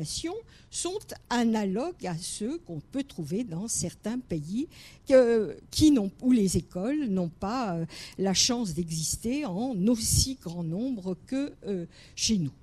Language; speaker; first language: French; native; French